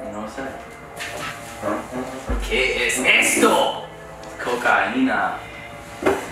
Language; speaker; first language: Spanish; non-native, learner; English